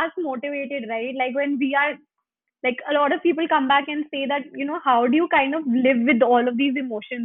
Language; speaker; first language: English; non-native, local second language; Hindi